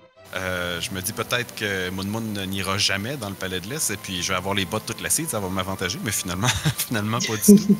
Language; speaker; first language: French; native; French